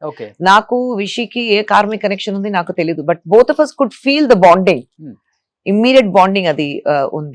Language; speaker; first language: Telugu; non-native, fluent; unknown